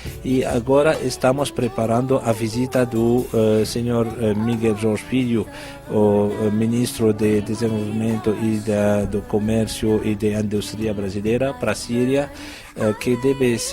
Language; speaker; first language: Portuguese; non-native, fluent; Arabic